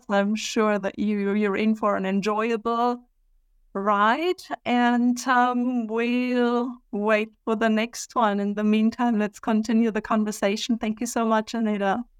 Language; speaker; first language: English; non-native, fluent; German